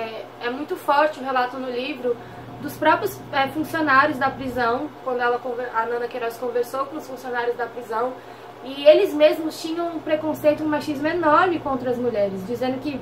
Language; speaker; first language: Portuguese; native; Portuguese